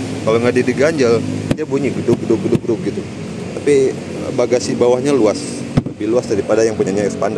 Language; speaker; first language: Indonesian; native; Indonesian